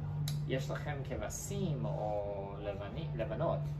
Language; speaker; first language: Hebrew; non-native, learner; English